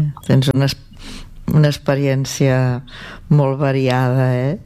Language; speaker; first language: Catalan; native; Catalan